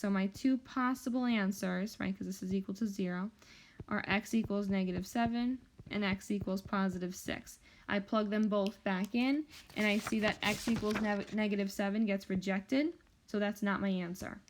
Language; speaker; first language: English; native; English